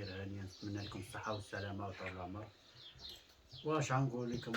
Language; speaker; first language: Arabic; native; Arabic